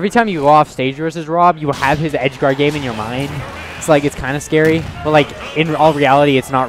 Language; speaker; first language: English; native; English